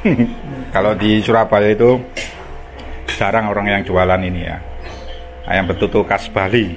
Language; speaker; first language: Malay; non-native, local second language; Javanese